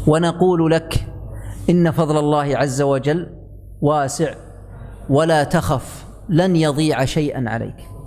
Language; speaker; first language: Arabic; native; Arabic